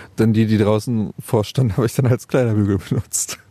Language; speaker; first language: German; native; German